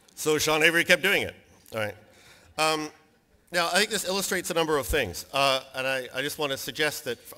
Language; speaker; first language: English; native; English